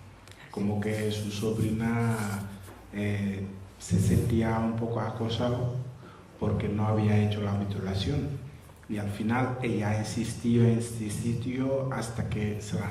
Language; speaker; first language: Spanish; non-native, fluent; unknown